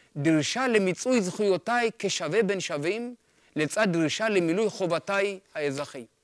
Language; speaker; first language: Hebrew; early bilingual, other home language; Amharic